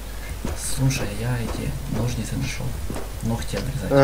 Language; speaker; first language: Russian; native; Russian